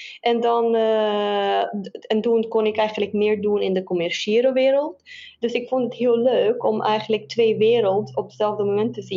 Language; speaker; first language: Dutch; non-native, fluent; Romanian